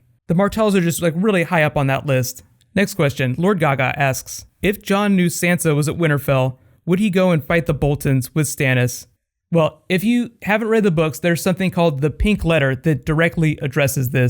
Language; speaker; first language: English; native; English